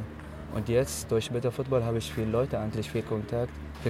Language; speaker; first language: German; non-native, learner; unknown